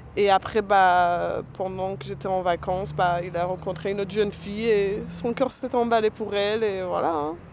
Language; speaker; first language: French; non-native, fluent; Persian